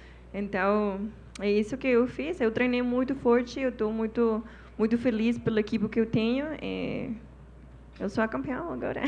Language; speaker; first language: Portuguese; non-native, fluent; Spanish